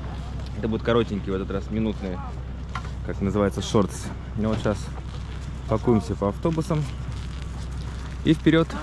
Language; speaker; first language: Russian; native; Russian